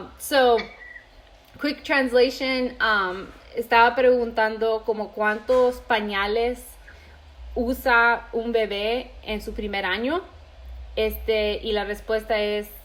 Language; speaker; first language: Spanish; early bilingual, heritage; Spanish